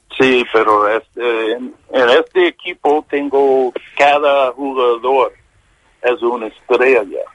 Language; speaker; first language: Spanish; non-native, learner; English